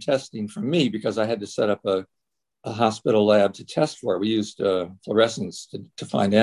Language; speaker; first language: English; native; English